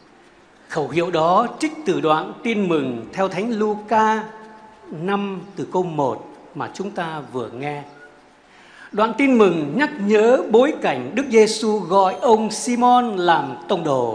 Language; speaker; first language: Vietnamese; native; Vietnamese